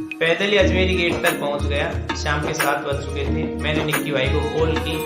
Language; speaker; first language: Hindi; native; Hindi